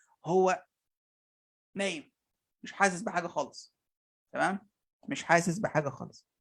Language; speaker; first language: Arabic; native; Arabic